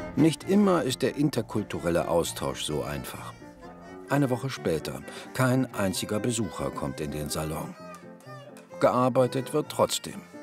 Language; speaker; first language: German; native; German